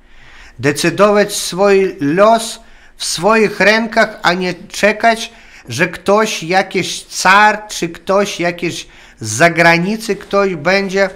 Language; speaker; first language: Polish; non-native, learner; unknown